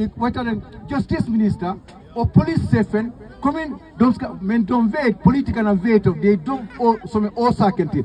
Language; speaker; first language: Swedish; non-native, fluent; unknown